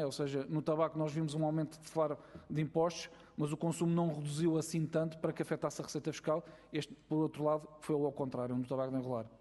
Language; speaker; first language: Portuguese; native; Portuguese